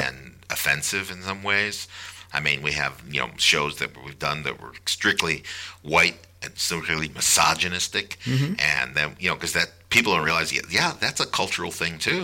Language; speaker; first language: English; native; English